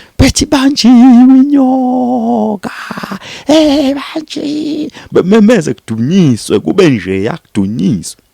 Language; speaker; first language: Zulu; native; Zulu